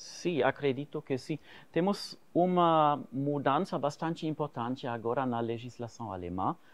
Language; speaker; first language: Portuguese; non-native, fluent; German